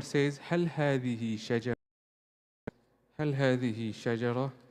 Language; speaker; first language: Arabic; non-native, fluent; English